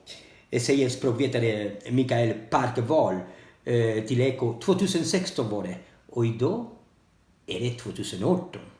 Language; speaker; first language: Swedish; non-native, learner; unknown